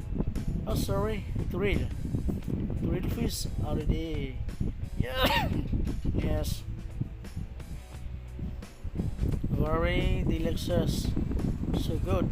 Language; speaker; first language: English; non-native, learner; Khmer